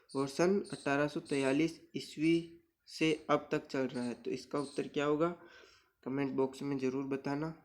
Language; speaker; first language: Hindi; native; Hindi